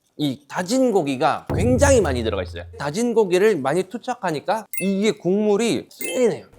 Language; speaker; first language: Korean; native; Korean